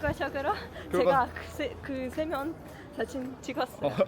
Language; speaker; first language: Korean; non-native, learner; Russian